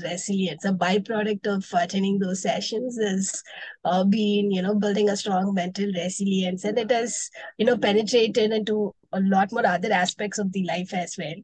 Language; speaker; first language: English; non-native, local second language; Tamil